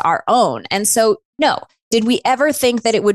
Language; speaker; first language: English; native; English